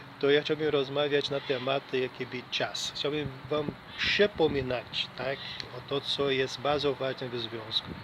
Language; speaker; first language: Polish; non-native, learner; Portuguese